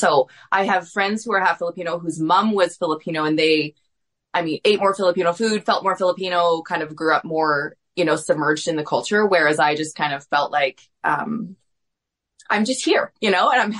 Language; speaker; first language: English; native; English